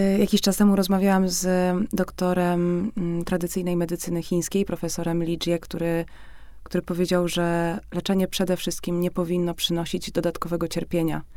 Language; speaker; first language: Polish; native; Polish